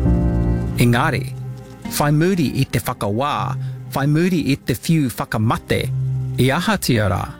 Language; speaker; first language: Māori; non-native, local second language; English